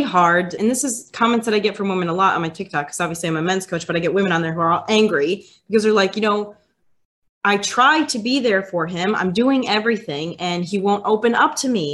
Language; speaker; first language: English; native; English